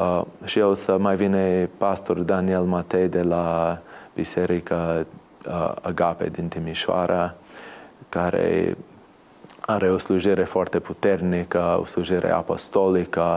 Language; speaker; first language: Romanian; non-native, fluent; English